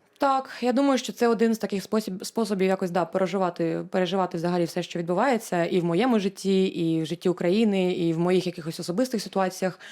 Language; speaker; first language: Ukrainian; non-native, local second language; Russian